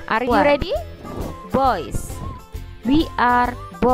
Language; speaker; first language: English; non-native, fluent; Indonesian